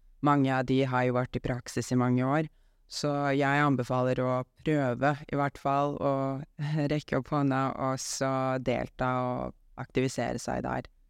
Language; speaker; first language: Norwegian; non-native, fluent; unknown